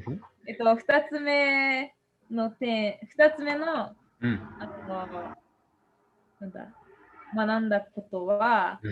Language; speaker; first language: Japanese; non-native, fluent; English